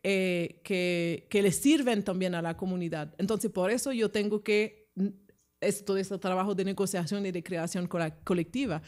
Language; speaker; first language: Spanish; non-native, fluent; French